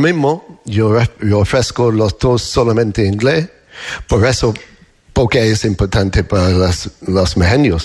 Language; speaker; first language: Spanish; non-native, learner; English